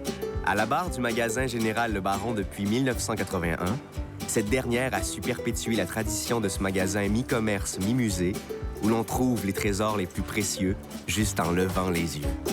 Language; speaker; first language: French; native; French